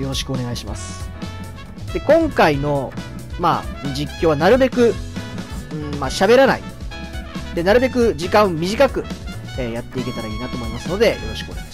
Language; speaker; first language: Japanese; native; Japanese